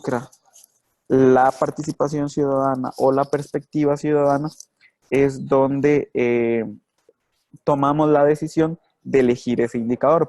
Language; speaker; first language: Spanish; native; Spanish